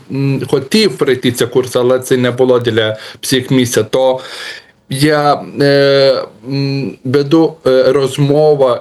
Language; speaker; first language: Ukrainian; non-native, learner; Lithuanian